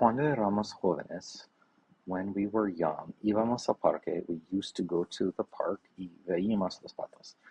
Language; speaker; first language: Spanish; non-native, learner; English